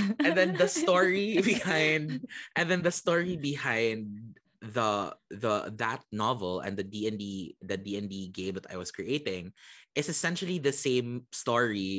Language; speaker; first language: English; non-native, local second language; Cebuano